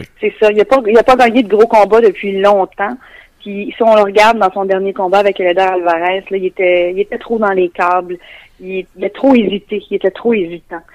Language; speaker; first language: French; native; French